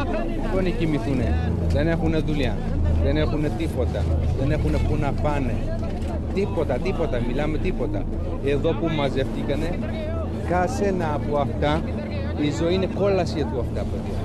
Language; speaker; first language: Greek; non-native, learner; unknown